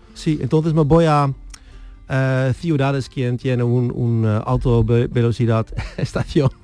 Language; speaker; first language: Spanish; non-native, learner; Dutch